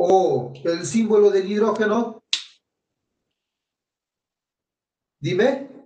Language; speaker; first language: Spanish; native; Spanish